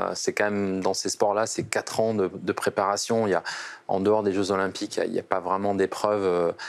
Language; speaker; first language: French; native; French